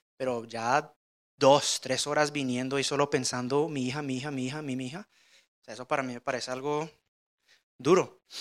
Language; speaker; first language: Spanish; early bilingual, heritage; Spanish